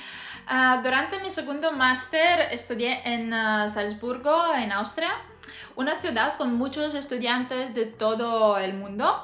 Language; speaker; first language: Spanish; non-native, fluent; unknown